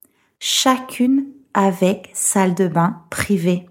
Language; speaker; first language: French; non-native, fluent; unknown